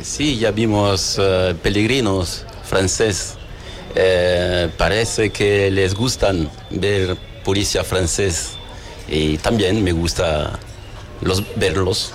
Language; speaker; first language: Spanish; non-native, learner; French